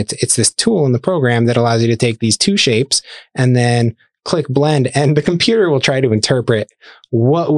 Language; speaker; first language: English; native; English